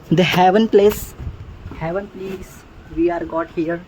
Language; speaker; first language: Hindi; non-native, local second language; Marathi